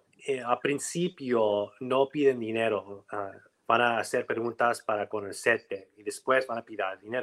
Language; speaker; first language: Spanish; non-native, learner; English